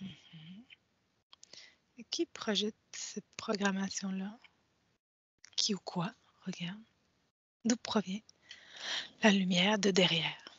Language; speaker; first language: French; native; French